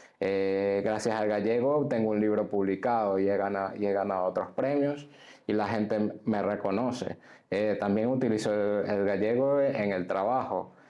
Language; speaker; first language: Spanish; native; Spanish